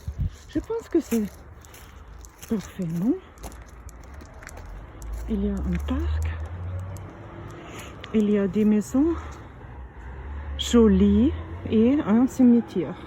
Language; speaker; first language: French; non-native, fluent; German